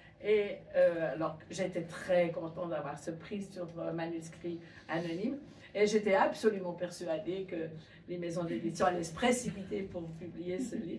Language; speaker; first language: French; native; French